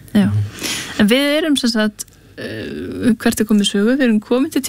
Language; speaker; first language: Icelandic; native; Icelandic